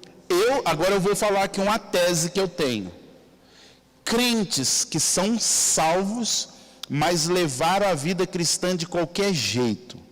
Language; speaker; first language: Portuguese; native; Portuguese